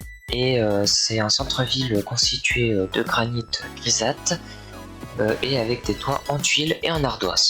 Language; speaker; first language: French; native; French